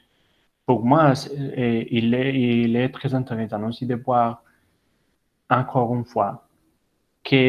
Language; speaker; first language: French; non-native, learner; Spanish